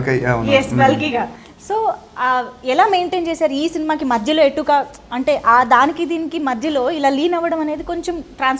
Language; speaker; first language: Telugu; native; Telugu